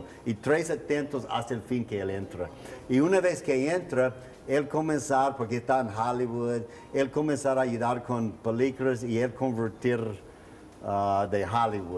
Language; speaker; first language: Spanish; non-native, learner; English